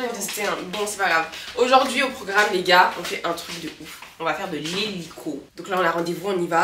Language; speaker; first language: French; native; French